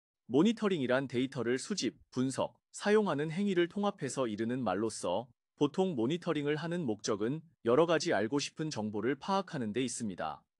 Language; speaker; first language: Korean; native; Korean